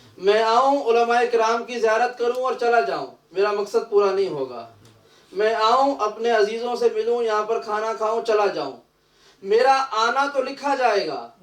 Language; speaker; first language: Urdu; native; Urdu